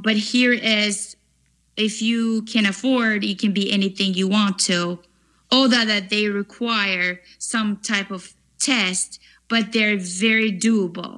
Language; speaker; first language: English; non-native, fluent; Turkish